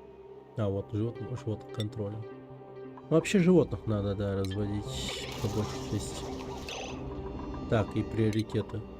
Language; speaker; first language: Russian; native; Russian